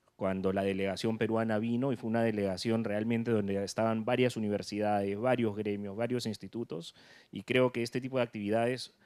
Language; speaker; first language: Spanish; native; Spanish